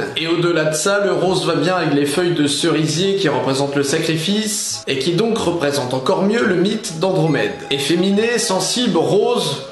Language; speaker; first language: French; native; French